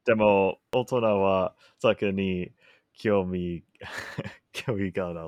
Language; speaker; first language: Japanese; non-native, learner; English